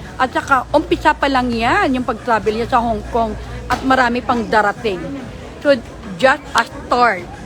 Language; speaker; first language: Filipino; non-native, local second language; Hiligaynon